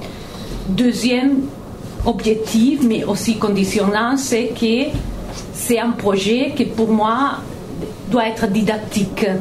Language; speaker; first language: French; non-native, fluent; Italian